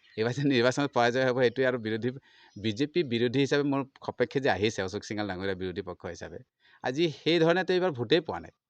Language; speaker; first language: Assamese; non-native, local second language; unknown